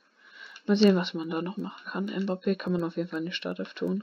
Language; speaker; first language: German; native; German